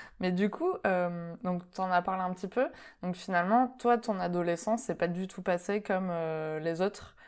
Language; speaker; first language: French; native; French